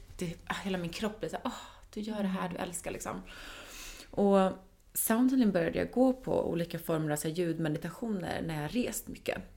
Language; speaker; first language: Swedish; native; Swedish